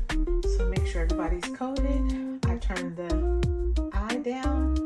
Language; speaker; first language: English; native; English